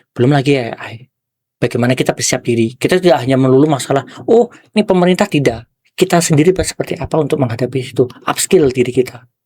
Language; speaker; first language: Indonesian; native; Indonesian